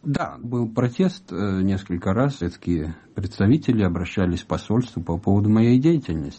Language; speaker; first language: Russian; non-native, fluent; Italian